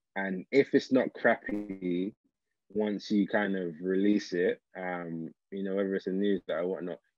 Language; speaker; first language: English; native; English